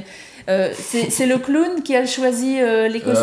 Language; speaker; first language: French; native; French